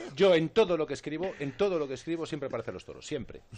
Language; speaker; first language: Spanish; native; Spanish